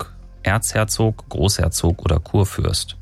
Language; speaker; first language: German; native; German